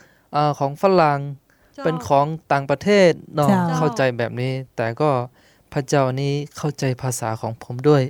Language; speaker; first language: Thai; non-native, local second language; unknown